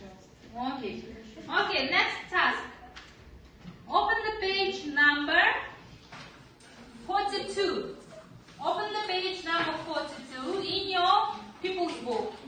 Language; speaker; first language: English; non-native, learner; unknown